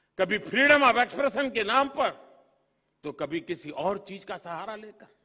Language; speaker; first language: Hindi; non-native, local second language; Gujarati